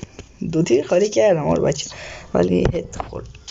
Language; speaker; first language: Persian; native; Persian